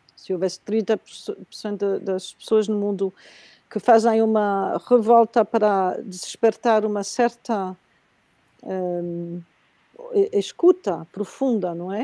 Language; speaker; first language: Portuguese; non-native, fluent; Spanish